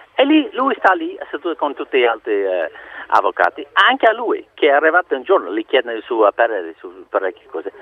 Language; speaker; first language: Italian; non-native, fluent; English